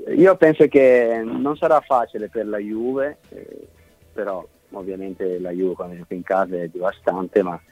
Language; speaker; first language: Italian; non-native, fluent; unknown